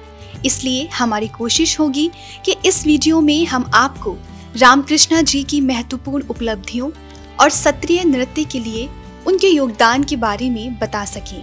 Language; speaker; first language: Hindi; native; Hindi